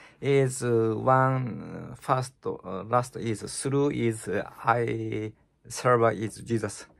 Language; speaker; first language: English; non-native, learner; Japanese